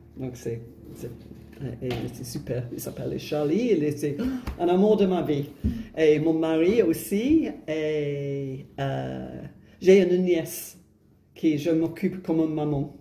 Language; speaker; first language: French; non-native, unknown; English